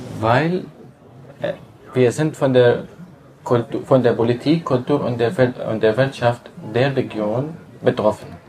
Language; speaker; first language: German; non-native, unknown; Arabic